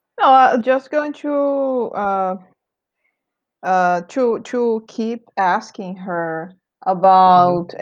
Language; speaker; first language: English; non-native, fluent; Portuguese